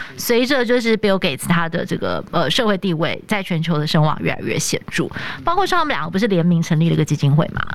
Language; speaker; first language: Chinese; native; Chinese